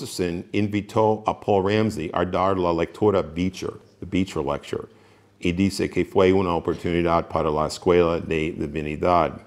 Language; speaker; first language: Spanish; non-native, fluent; English